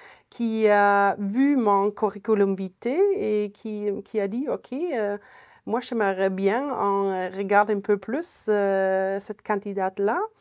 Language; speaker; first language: French; non-native, fluent; German